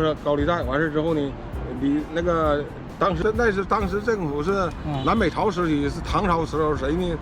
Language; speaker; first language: Chinese; native; Chinese